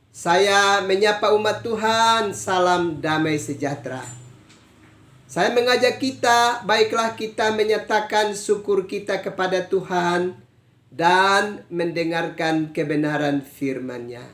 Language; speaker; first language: Indonesian; native; Indonesian